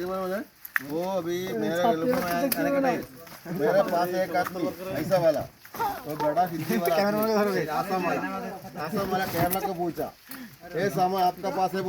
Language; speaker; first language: Hindi; non-native, local second language; Malayalam